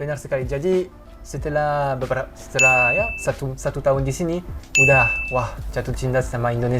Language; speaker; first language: Indonesian; non-native, fluent; French